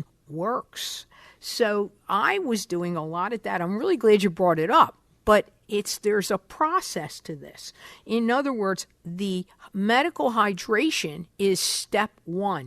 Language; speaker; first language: English; native; English